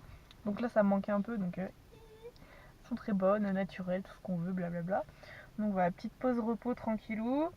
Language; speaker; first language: French; native; French